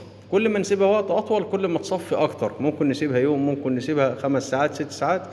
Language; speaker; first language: Arabic; native; Arabic